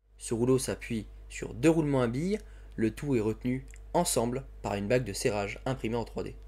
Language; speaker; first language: French; native; French